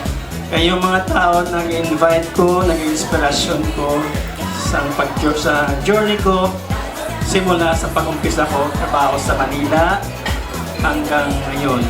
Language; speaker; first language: Filipino; non-native, local second language; Cebuano